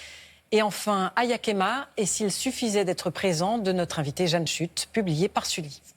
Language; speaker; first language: French; native; French